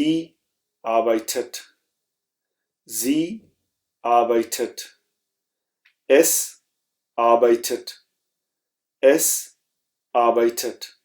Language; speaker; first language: German; non-native, fluent; Urdu